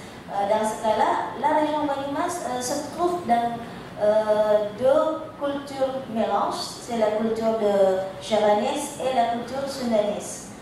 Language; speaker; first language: French; non-native, fluent; Indonesian